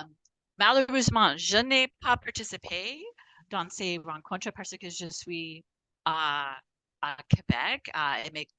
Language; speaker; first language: French; non-native, fluent; English